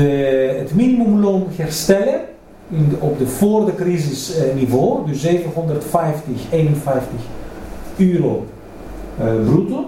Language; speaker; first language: Dutch; non-native, fluent; Greek